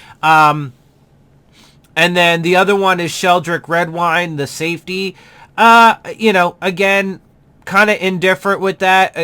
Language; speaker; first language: English; native; English